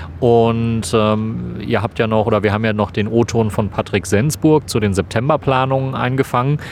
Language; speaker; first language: German; native; German